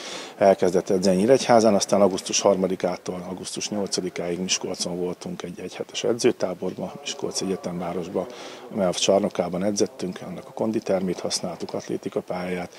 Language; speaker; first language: Hungarian; native; Hungarian